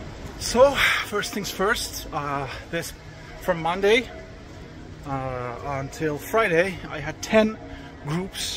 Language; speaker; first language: English; non-native, fluent; Persian